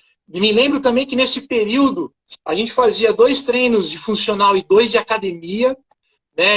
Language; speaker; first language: Portuguese; native; Portuguese